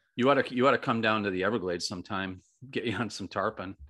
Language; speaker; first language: English; native; English